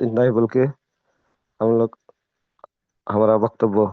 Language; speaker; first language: Hindi; non-native, local second language; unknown